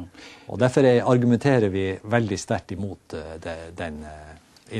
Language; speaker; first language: Norwegian; native; Norwegian